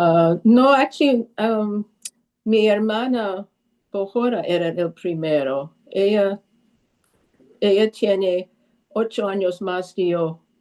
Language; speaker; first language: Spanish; early bilingual, heritage; Spanish